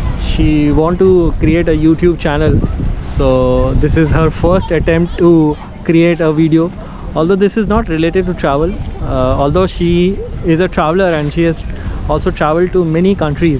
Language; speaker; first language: English; non-native, local second language; Hindi